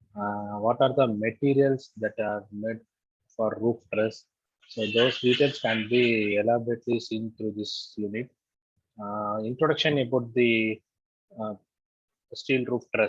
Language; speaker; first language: English; non-native, local second language; Tamil